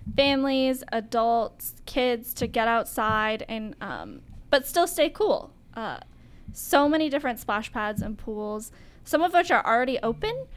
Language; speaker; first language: English; native; English